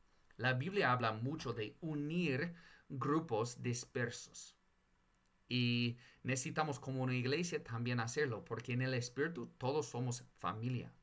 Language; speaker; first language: Spanish; non-native, fluent; English